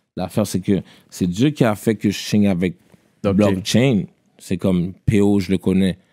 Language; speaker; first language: French; early bilingual, other home language; Haitian Creole